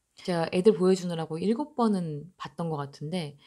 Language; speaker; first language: Korean; native; Korean